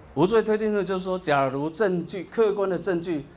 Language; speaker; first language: Chinese; native; Chinese